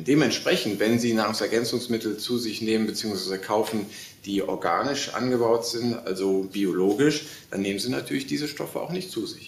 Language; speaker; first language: German; native; German